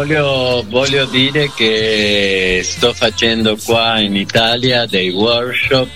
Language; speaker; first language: Italian; non-native, fluent; Spanish